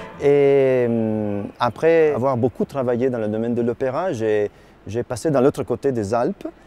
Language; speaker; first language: French; non-native, fluent; Italian